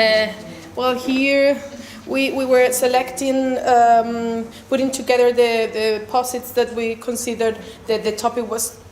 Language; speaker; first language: English; non-native, fluent; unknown